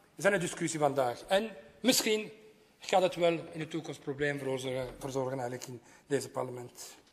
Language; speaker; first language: Dutch; non-native, local second language; French